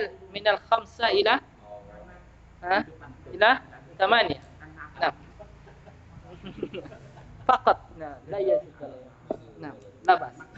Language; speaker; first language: Arabic; non-native, fluent; Indonesian